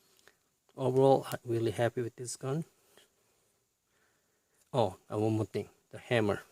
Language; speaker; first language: English; non-native, fluent; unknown